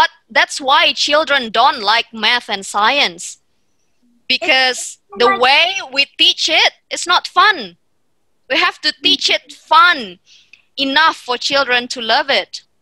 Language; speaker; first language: English; non-native, fluent; Indonesian